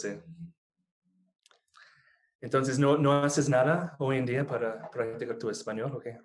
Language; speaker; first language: Spanish; non-native, fluent; English